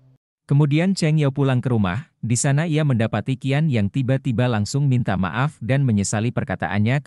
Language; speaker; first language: Indonesian; native; Indonesian